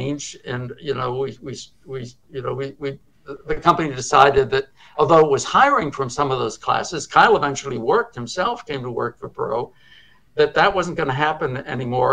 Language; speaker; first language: English; native; English